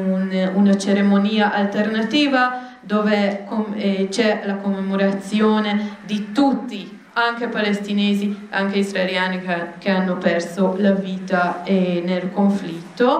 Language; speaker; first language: Italian; non-native, fluent; Hebrew